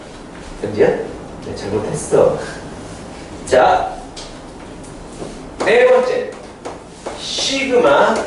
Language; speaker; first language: Korean; native; Korean